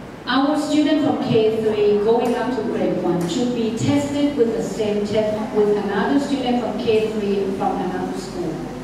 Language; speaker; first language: English; non-native, fluent; Thai